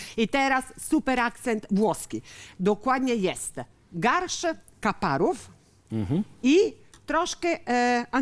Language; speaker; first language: Polish; non-native, learner; Italian